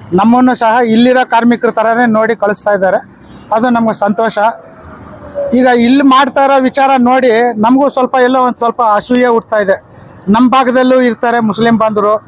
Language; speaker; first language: Kannada; native; Kannada